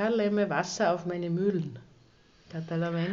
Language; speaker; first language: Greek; non-native, learner; German